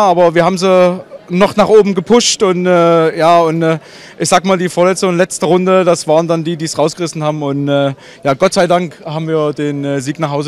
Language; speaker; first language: German; native; German